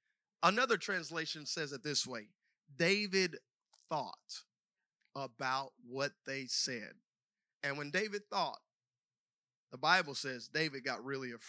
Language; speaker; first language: English; native; English